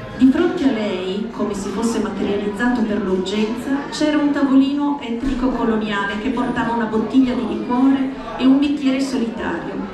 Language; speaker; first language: Italian; native; Italian